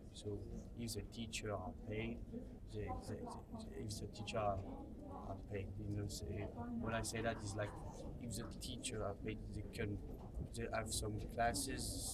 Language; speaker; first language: English; non-native, learner; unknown